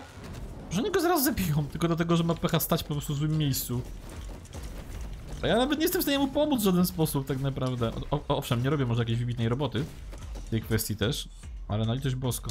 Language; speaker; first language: Polish; native; Polish